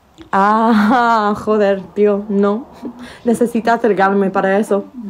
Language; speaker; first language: Spanish; non-native, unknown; English